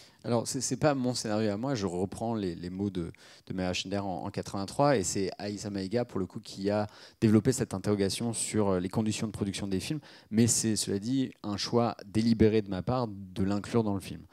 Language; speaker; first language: French; native; French